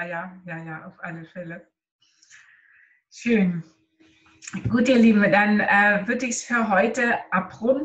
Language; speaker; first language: German; native; German